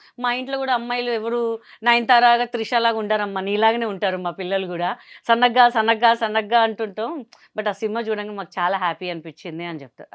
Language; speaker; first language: Telugu; non-native, local second language; Hindi